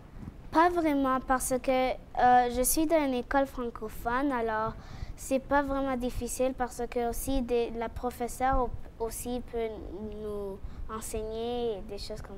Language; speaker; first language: French; early bilingual, other home language; Spanish